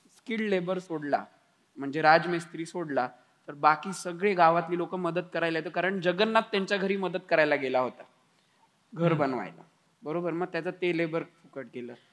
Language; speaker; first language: Marathi; native; Marathi